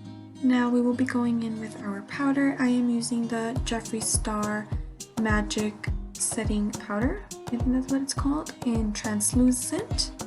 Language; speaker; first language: English; native; English